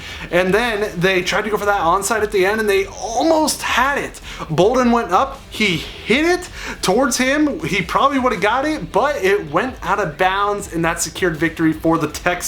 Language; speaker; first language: English; native; English